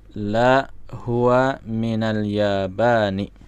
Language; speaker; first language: Arabic; non-native, learner; Indonesian